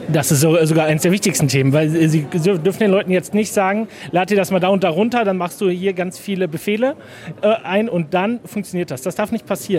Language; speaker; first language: German; native; German